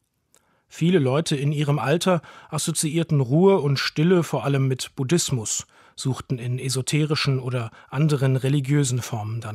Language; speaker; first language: German; native; German